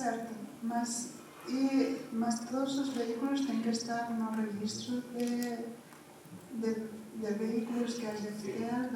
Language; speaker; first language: Portuguese; non-native, fluent; Spanish